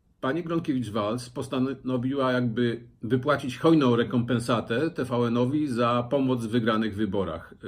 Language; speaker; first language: Polish; native; Polish